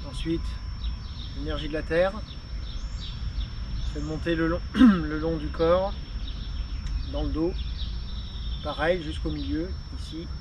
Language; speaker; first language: French; native; French